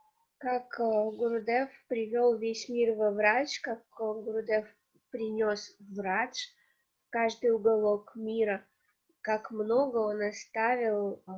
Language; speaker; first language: Russian; native; Russian